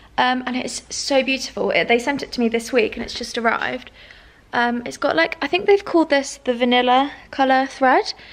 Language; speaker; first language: English; native; English